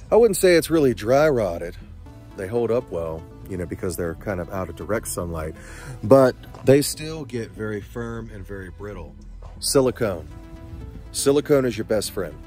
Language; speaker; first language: English; native; English